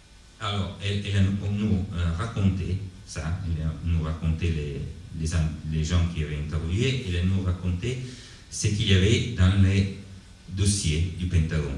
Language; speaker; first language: French; non-native, learner; Italian